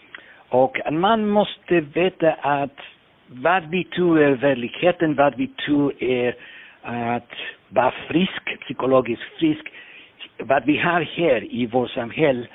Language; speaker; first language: Swedish; non-native, fluent; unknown